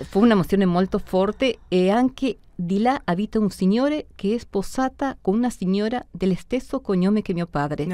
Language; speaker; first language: Italian; early bilingual, heritage; Spanish